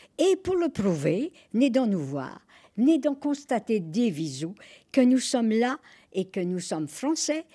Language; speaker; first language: French; native; French